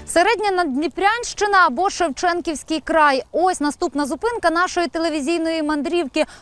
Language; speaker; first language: Ukrainian; native; Ukrainian